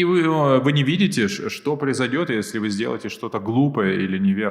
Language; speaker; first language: Russian; native; Russian